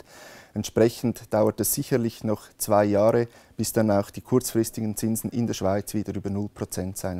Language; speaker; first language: German; native; German